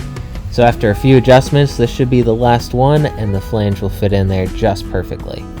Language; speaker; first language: English; native; English